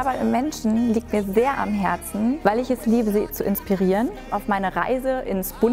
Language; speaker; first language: German; native; German